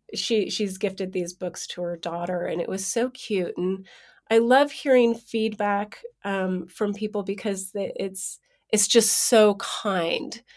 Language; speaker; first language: English; native; English